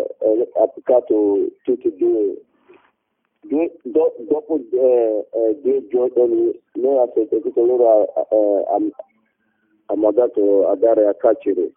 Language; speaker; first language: Italian; non-native, learner; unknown